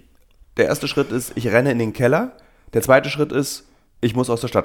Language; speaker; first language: German; native; German